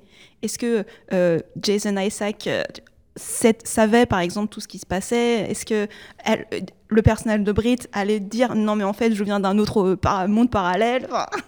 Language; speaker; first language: French; native; French